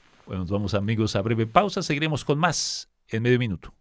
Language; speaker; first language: Spanish; native; Spanish